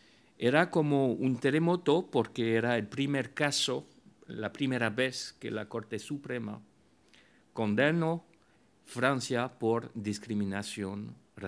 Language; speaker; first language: Spanish; non-native, fluent; French